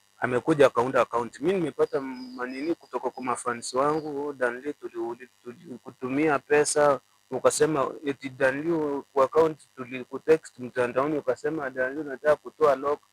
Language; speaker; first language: Swahili; non-native, local second language; Gusii